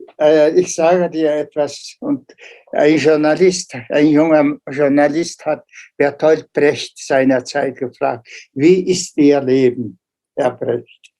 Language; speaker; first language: German; non-native, fluent; Tuvinian